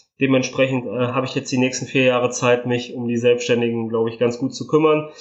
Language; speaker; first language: German; early bilingual, other home language; Italian